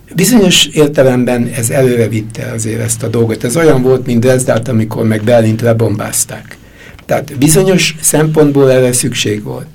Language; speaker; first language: Hungarian; native; Hungarian